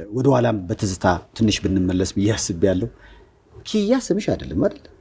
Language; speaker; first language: Amharic; native; Amharic